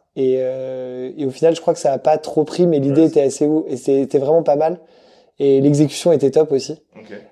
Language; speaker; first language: French; native; French